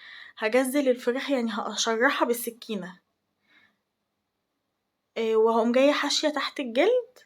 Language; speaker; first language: Arabic; native; Arabic